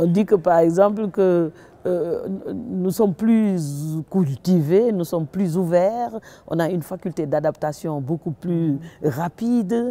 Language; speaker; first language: French; non-native, local second language; Wolof